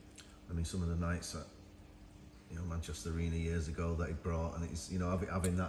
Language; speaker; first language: English; native; English